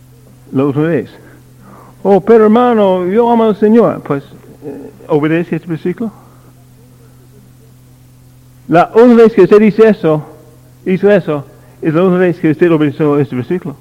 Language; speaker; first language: Spanish; non-native, learner; English